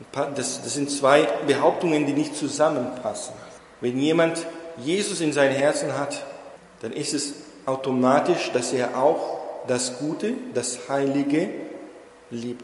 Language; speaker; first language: German; non-native, fluent; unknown